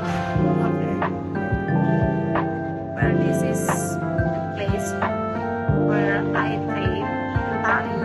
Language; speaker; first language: English; non-native, learner; Indonesian